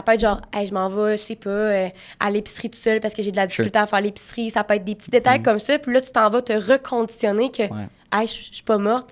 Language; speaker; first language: French; native; French